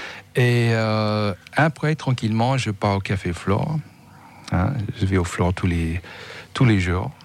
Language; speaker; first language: French; non-native, fluent; English